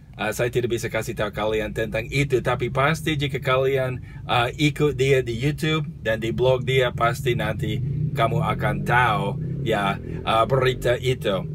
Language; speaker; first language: Indonesian; non-native, fluent; English